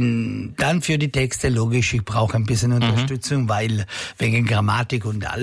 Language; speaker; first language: German; non-native, local second language; Italian